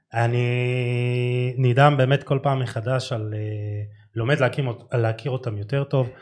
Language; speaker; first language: Hebrew; native; Hebrew